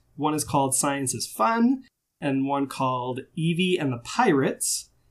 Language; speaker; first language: English; native; English